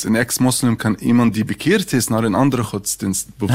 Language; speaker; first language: Dutch; non-native, fluent; Arabic